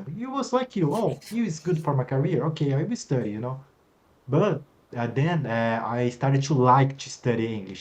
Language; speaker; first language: English; non-native, fluent; Portuguese